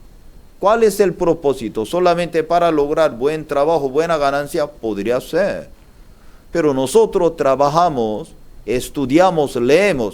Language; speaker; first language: Spanish; non-native, learner; Korean